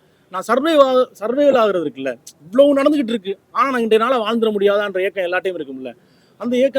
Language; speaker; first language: Tamil; native; Tamil